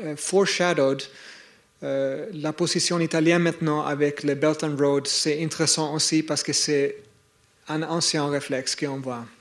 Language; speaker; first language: French; non-native, fluent; English